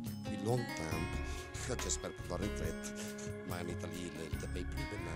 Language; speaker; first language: French; non-native, fluent; Italian